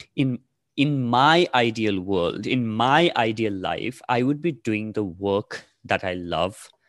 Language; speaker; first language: English; non-native, local second language; Nepali